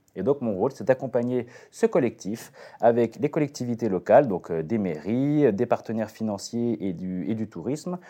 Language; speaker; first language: French; native; French